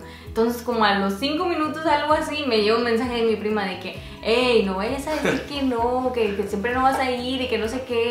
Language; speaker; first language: Spanish; native; Spanish